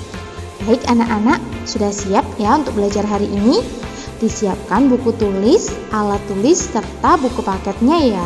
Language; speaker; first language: Indonesian; native; Indonesian